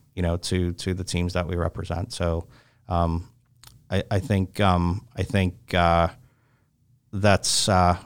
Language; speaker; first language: English; native; English